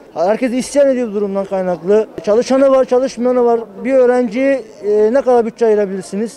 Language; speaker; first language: Turkish; native; Turkish